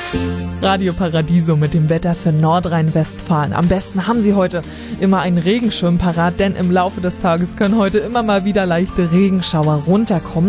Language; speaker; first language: German; native; German